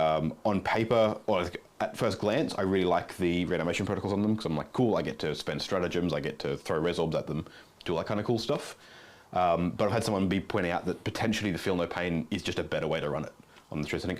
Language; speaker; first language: English; native; English